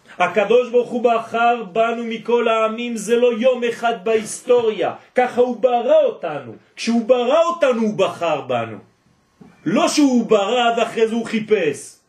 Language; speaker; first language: Hebrew; non-native, fluent; French